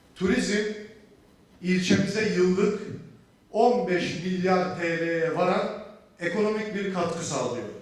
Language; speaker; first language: Turkish; native; Turkish